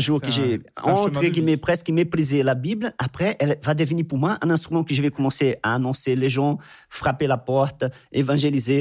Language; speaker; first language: French; non-native, fluent; Portuguese